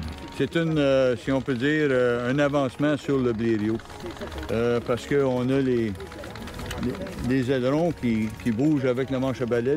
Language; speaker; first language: French; native; French